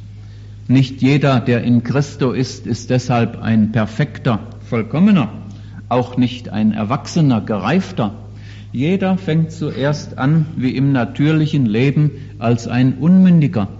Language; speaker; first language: German; native; German